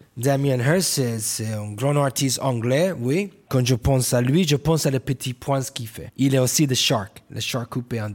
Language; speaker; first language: French; non-native, learner; English